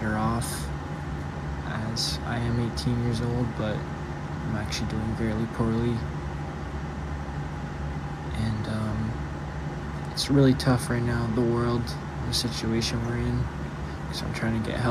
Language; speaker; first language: English; native; English